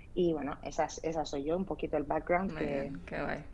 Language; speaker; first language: Spanish; early bilingual, other home language; Arabic